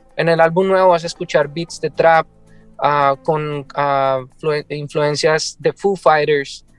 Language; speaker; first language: Spanish; native; Spanish